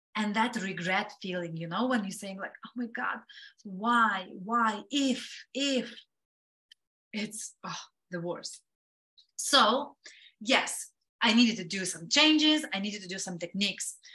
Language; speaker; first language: English; non-native, fluent; Lithuanian